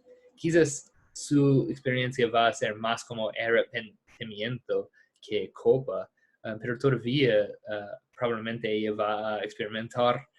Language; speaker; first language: Spanish; non-native, fluent; English